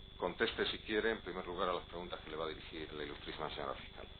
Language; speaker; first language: Spanish; native; Spanish